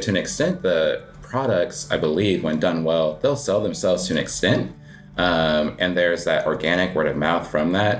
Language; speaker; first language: English; native; English